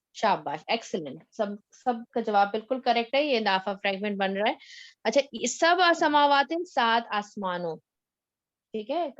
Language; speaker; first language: Urdu; native; Urdu